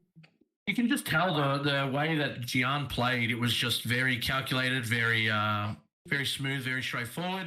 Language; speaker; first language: English; native; English